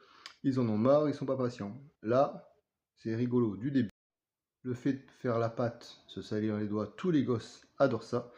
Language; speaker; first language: French; native; French